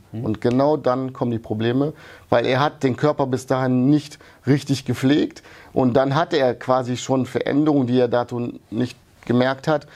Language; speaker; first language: German; early bilingual, other home language; Hungarian